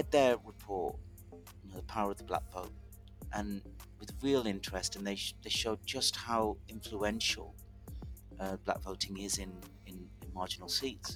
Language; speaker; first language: English; native; English